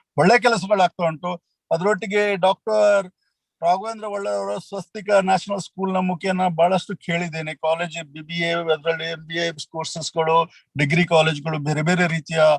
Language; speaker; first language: Kannada; native; Kannada